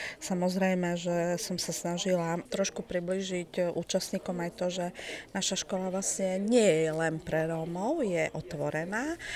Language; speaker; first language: Slovak; non-native, local second language; Romany